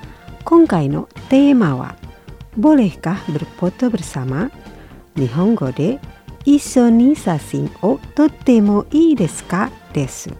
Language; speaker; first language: Japanese; non-native, fluent; Indonesian